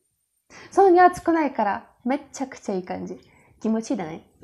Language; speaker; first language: Japanese; non-native, learner; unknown